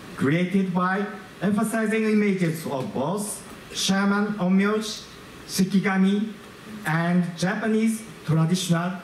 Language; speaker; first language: English; non-native, learner; Japanese